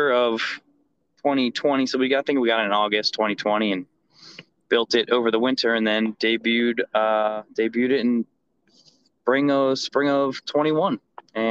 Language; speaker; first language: English; native; English